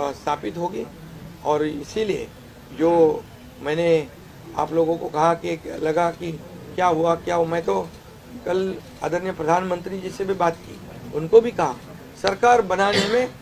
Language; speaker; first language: Hindi; non-native, local second language; Marathi